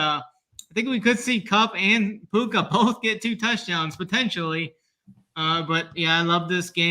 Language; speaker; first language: English; native; English